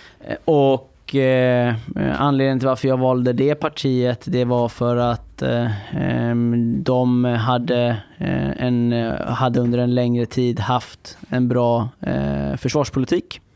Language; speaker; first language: Swedish; early bilingual, other home language; Persian